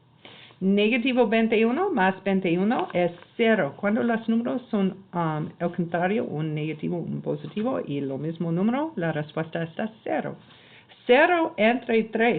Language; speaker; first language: Spanish; non-native, learner; English